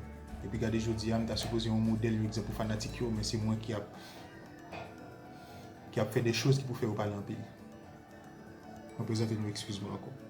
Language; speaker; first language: French; non-native, local second language; Haitian Creole